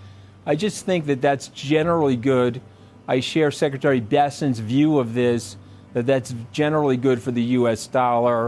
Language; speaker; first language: English; native; English